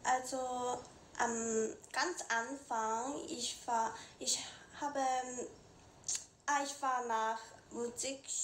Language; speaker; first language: German; non-native, learner; Korean